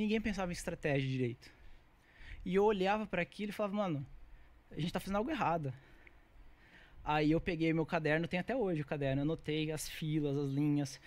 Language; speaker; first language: Portuguese; native; Portuguese